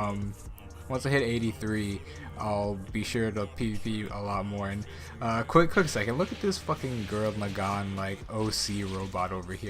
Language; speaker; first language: English; native; English